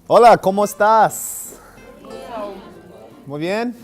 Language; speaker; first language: Spanish; non-native, fluent; English